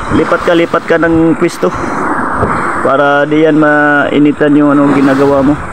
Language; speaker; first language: Filipino; non-native, local second language; Cebuano